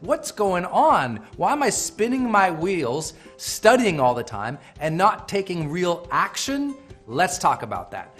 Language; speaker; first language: English; native; English